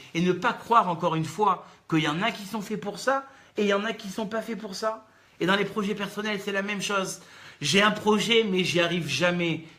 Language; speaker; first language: French; native; French